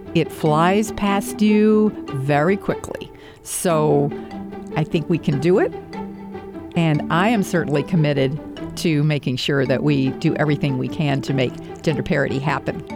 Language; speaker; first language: English; native; English